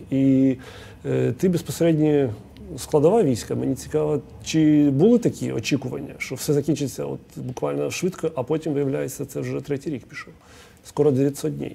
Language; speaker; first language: Ukrainian; native; Ukrainian